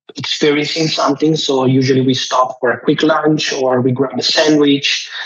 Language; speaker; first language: English; non-native, fluent; Italian